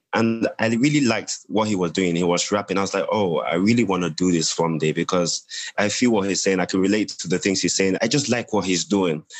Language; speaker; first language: English; non-native, local second language; Yoruba